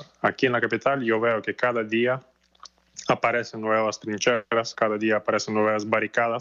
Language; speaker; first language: Spanish; non-native, fluent; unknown